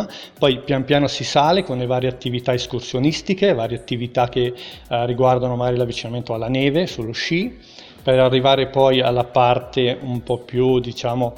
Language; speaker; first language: Italian; native; Italian